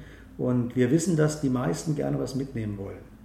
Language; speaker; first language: German; native; German